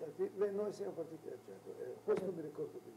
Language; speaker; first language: Italian; non-native, local second language; Arabic